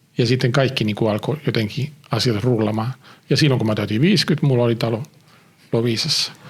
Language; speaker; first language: Finnish; early bilingual, heritage; Finnish